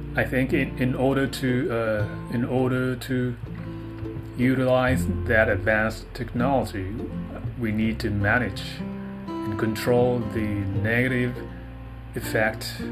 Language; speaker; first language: English; non-native, fluent; Japanese